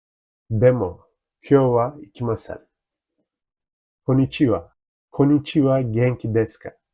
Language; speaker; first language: Japanese; non-native, learner; Turkish